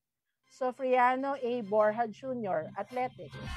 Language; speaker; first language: English; non-native, local second language; Filipino